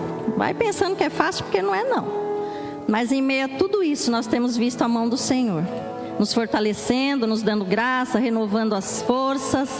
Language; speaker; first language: Portuguese; native; Portuguese